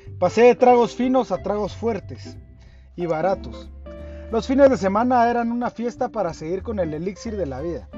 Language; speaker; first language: Spanish; native; Spanish